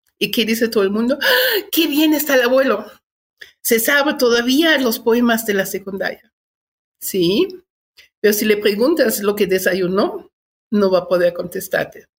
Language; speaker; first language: Spanish; non-native, fluent; German